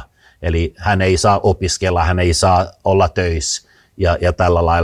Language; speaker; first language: Finnish; early bilingual, heritage; Finnish